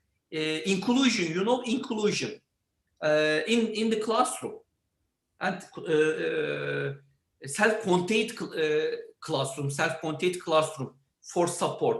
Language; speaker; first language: English; non-native, learner; Turkish